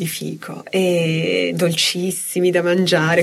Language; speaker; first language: Italian; native; Italian